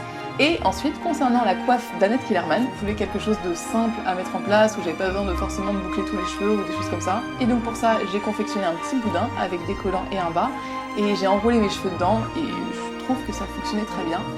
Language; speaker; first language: French; native; French